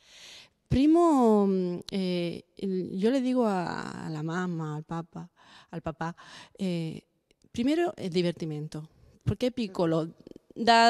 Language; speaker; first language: Italian; non-native, learner; Spanish